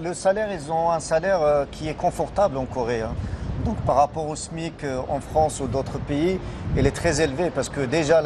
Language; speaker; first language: French; non-native, local second language; Arabic